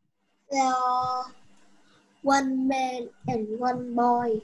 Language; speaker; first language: English; non-native, learner; Vietnamese